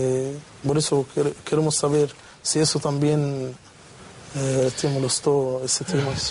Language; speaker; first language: Spanish; non-native, learner; Arabic